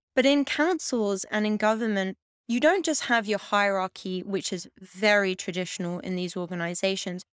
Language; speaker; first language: English; native; English